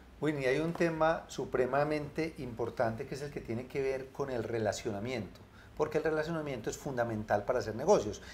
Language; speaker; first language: Spanish; native; Spanish